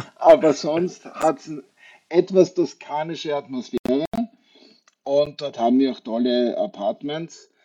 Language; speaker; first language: German; native; German